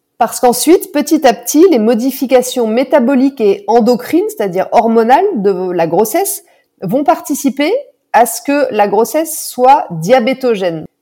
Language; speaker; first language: French; native; French